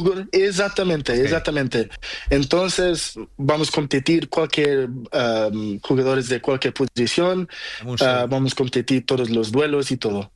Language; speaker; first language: Spanish; non-native, learner; Portuguese